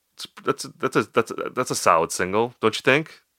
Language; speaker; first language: English; native; English